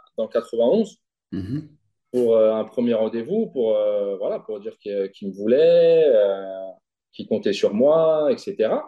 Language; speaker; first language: French; native; French